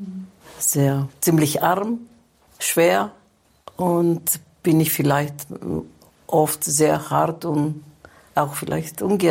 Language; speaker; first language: German; non-native, fluent; Greek